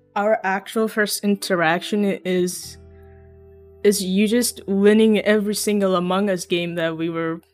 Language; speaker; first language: English; early bilingual, other home language; Sinhala